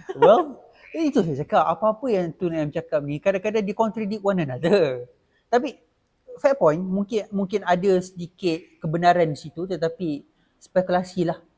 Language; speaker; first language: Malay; native; Malay